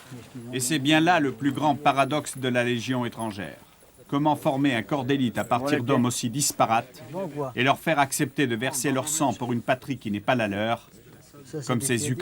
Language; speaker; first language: French; native; French